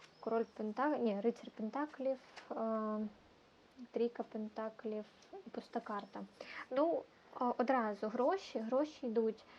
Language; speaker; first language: Ukrainian; non-native, local second language; Russian